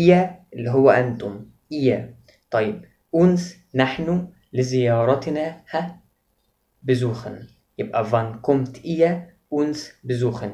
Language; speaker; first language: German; non-native, fluent; Arabic